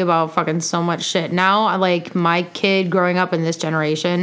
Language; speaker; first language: English; native; English